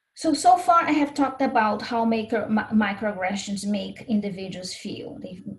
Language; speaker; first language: English; non-native, fluent; Portuguese